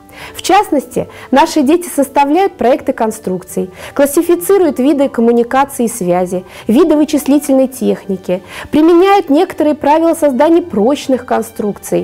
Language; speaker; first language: Russian; native; Russian